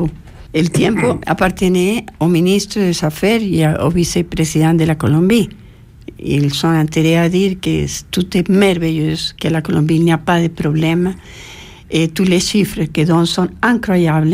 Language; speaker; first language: French; non-native, fluent; Spanish